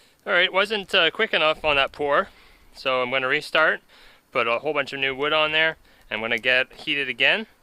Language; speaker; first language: English; native; English